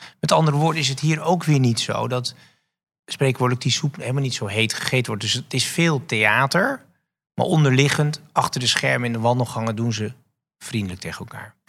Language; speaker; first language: Dutch; native; Dutch